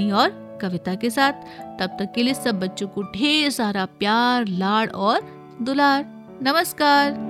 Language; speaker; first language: Hindi; native; Hindi